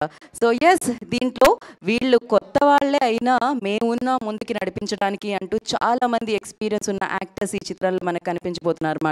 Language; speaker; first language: Telugu; native; Telugu